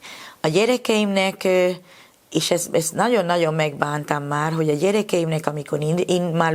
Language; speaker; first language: Hungarian; non-native, fluent; Spanish